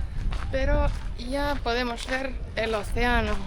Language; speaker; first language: Spanish; non-native, fluent; Portuguese